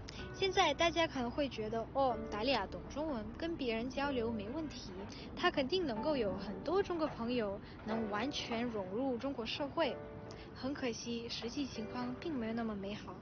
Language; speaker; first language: Chinese; early bilingual, other home language; Russian